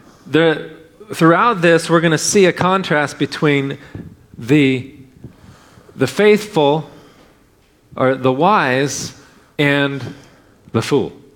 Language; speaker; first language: English; native; English